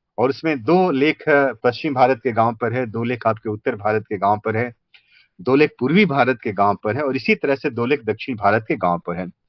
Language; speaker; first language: Hindi; native; Hindi